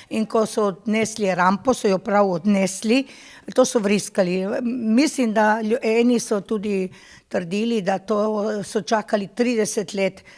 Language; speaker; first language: Slovenian; non-native, local second language; Italian